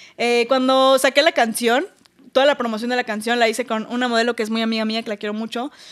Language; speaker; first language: Spanish; native; Spanish